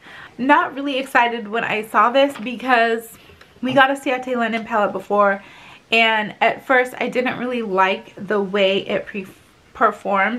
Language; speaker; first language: English; native; English